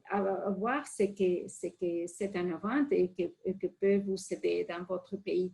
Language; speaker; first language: French; non-native, fluent; Spanish